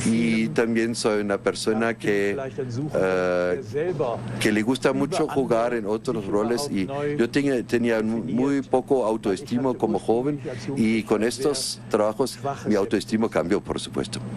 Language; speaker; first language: Spanish; non-native, fluent; German